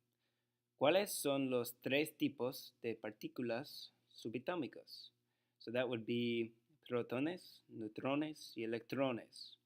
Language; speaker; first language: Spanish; non-native, learner; English